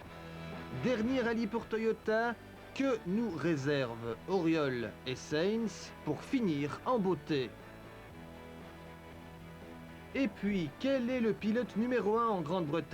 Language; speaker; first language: French; native; French